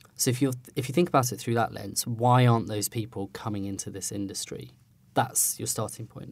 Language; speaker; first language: English; native; English